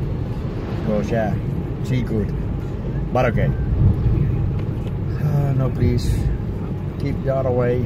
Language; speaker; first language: English; non-native, learner; Dutch